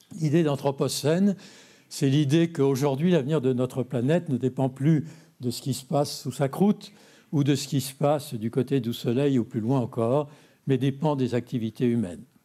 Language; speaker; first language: French; native; French